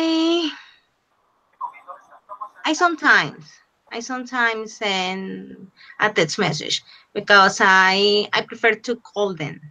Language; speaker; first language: English; non-native, fluent; Spanish